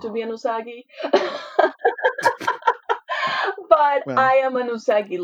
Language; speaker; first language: English; non-native, fluent; Spanish